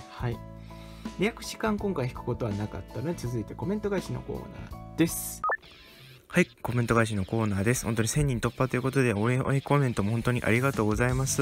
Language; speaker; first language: Japanese; native; Japanese